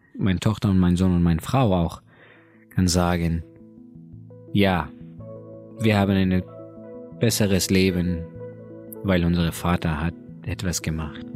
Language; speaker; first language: German; non-native, learner; Persian